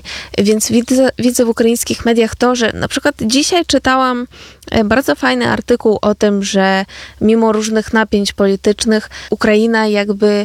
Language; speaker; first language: Polish; non-native, fluent; Ukrainian